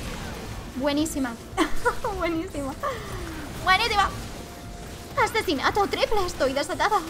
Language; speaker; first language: Spanish; native; Spanish